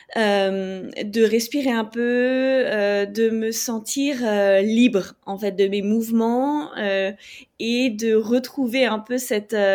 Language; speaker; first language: French; native; French